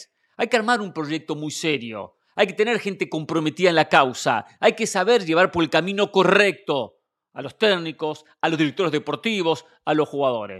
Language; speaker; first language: Spanish; native; Spanish